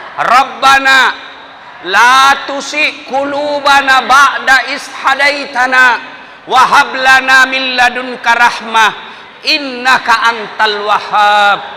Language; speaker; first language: Indonesian; non-native, local second language; Buginese